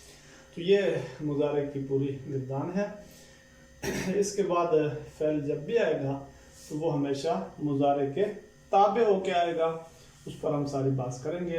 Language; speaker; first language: Urdu; native; Urdu